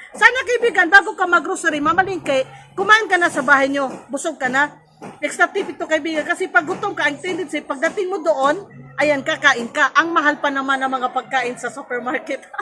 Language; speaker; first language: Filipino; non-native, local second language; Cebuano